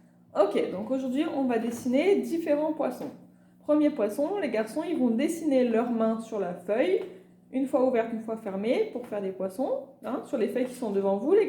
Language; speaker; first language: French; native; French